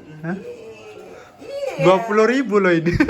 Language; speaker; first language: Indonesian; native; Indonesian